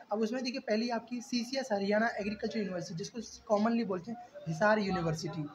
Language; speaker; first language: Hindi; native; Hindi